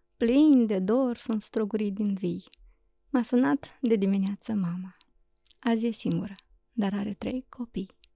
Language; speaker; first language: Romanian; native; Romanian